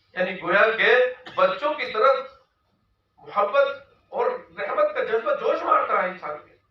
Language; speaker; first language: Urdu; native; Urdu